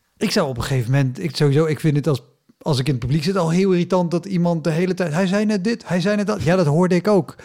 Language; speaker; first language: Dutch; native; Dutch